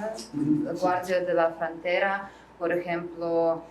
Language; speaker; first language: Spanish; non-native, learner; Russian